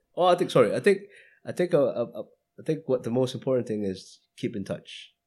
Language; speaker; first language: English; non-native, fluent; Indonesian